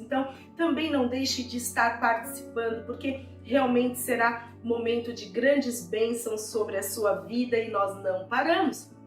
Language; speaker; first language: Portuguese; native; Portuguese